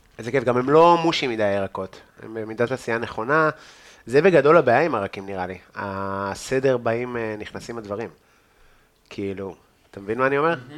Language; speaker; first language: Hebrew; native; Hebrew